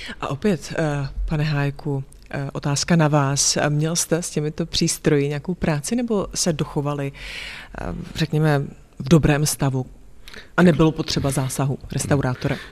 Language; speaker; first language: Czech; native; Czech